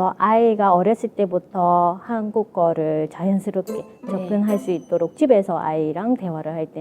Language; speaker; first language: Korean; non-native, fluent; Vietnamese